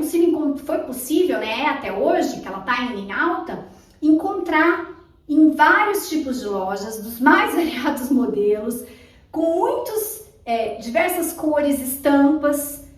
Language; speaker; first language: Portuguese; native; Portuguese